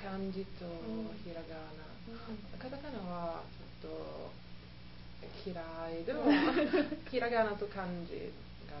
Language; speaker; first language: Japanese; non-native, learner; Italian